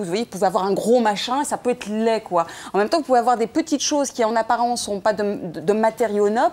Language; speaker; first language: French; native; French